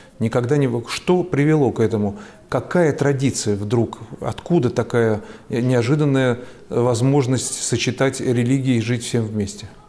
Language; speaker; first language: Russian; native; Russian